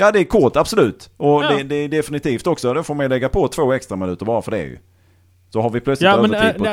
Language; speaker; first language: Swedish; native; Swedish